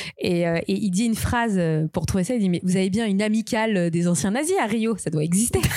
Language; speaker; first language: French; native; French